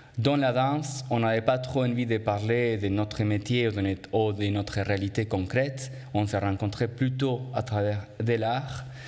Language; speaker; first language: French; non-native, fluent; Spanish